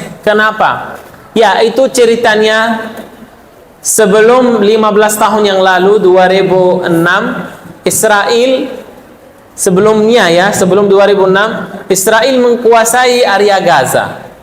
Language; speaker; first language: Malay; non-native, fluent; Arabic